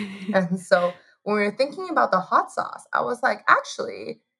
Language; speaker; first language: English; early bilingual, heritage; Chinese